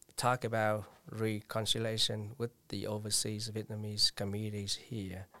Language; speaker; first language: English; non-native, fluent; Vietnamese